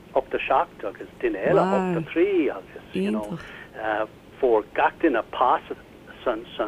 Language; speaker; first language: Irish; non-native, learner; English